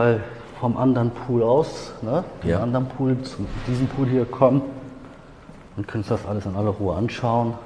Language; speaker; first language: German; native; German